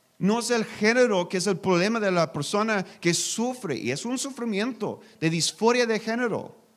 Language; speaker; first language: Spanish; non-native, learner; English